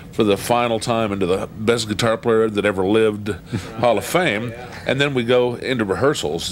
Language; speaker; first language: English; native; English